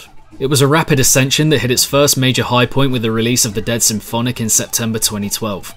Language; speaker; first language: English; native; English